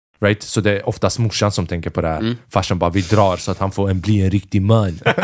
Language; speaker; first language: Swedish; early bilingual, other home language; Albanian